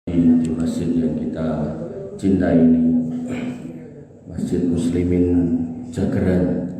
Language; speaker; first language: Indonesian; non-native, local second language; Javanese